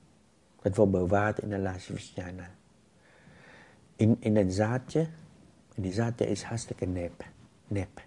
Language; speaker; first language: Dutch; non-native, fluent; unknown